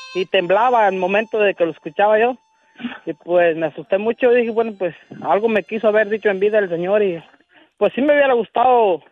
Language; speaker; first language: Spanish; native; Spanish